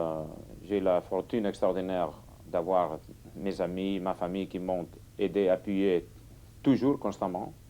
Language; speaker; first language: French; non-native, fluent; Catalan